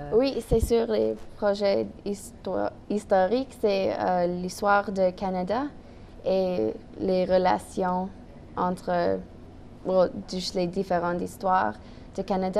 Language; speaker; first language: French; non-native, local second language; English